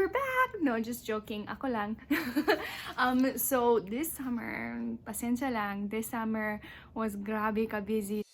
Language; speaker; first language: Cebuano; non-native, local second language; English